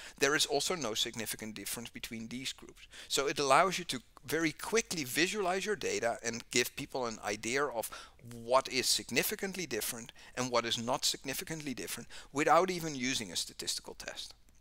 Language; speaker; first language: English; non-native, fluent; Dutch